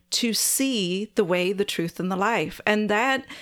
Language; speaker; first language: English; native; English